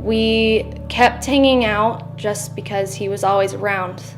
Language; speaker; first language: English; native; English